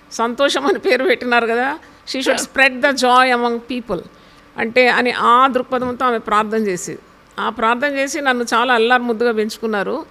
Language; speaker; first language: Telugu; non-native, local second language; Malayalam